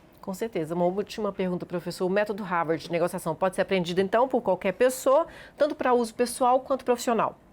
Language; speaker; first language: Portuguese; native; Portuguese